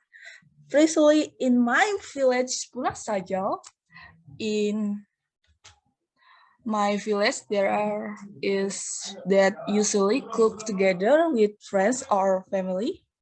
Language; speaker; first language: English; non-native, learner; Indonesian